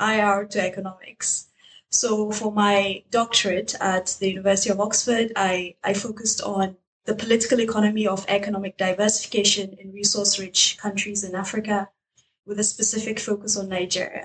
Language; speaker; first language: English; non-native, local second language; Hausa